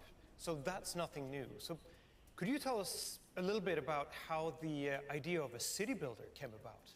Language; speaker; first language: English; non-native, fluent; Swedish